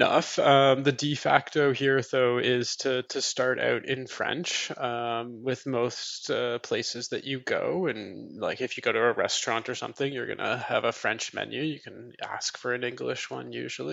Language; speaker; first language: English; native; English